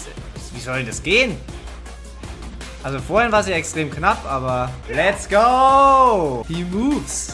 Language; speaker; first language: German; native; German